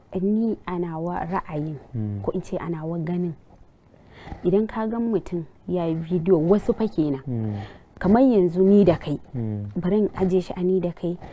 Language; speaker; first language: Hausa; non-native, local second language; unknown